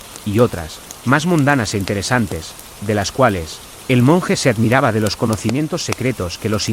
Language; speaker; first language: Spanish; native; Spanish